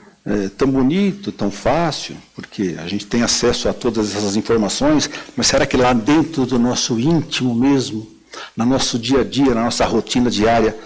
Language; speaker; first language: Portuguese; native; Portuguese